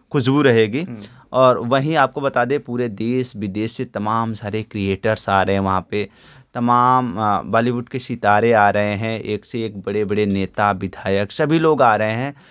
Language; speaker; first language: Hindi; native; Hindi